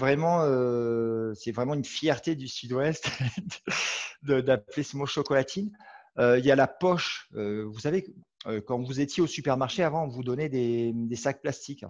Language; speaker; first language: French; native; French